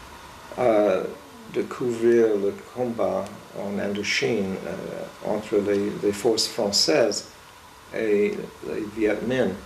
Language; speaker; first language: French; non-native, fluent; English